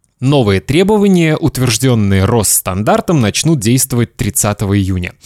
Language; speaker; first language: Russian; native; Russian